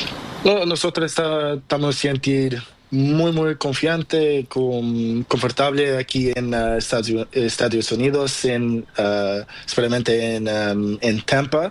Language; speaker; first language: Spanish; non-native, learner; Portuguese